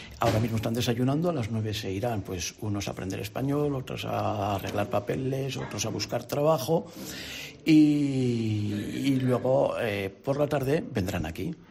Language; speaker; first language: Spanish; native; Spanish